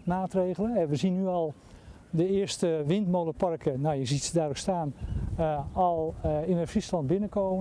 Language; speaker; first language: Dutch; native; Dutch